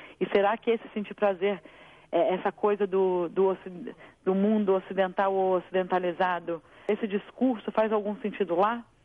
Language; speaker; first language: Portuguese; native; Portuguese